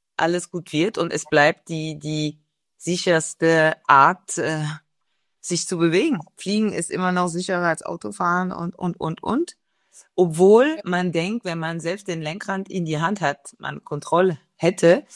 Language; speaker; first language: German; non-native, fluent; French